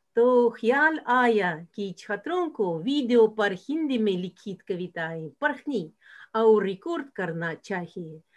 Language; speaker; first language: Hindi; non-native, fluent; Russian